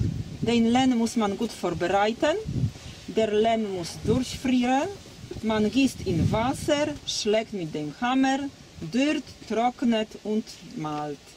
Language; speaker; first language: German; non-native, learner; Polish